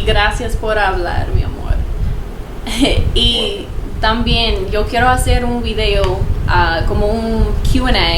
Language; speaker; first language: Spanish; non-native, learner; English